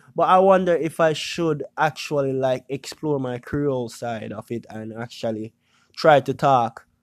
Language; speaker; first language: English; non-native, local second language; Jamaican Creole English